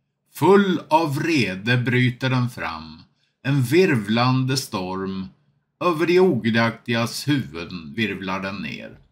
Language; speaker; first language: Swedish; native; Swedish